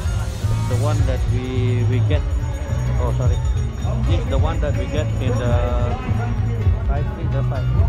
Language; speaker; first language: English; non-native, local second language; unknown